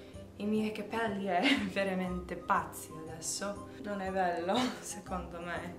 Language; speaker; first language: Italian; non-native, learner; English